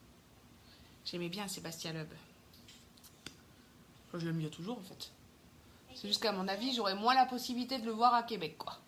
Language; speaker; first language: French; native; French